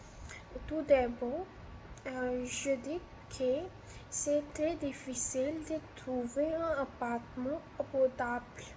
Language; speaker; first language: French; non-native, learner; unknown